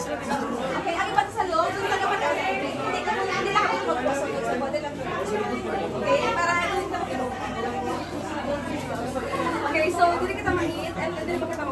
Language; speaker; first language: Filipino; non-native, local second language; Hiligaynon